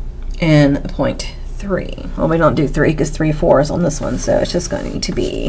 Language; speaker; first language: English; native; English